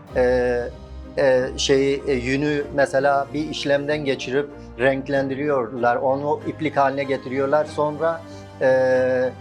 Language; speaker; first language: Turkish; native; Turkish